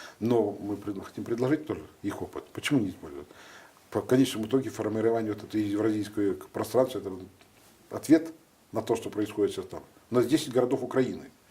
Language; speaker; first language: Russian; native; Russian